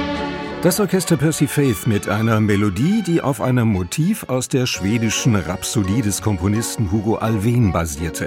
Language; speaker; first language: German; native; German